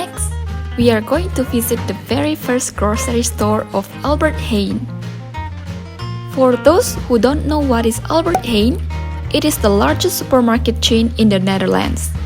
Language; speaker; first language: English; non-native, fluent; Indonesian